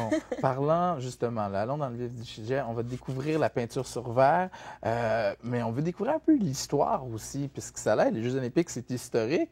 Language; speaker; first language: French; native; French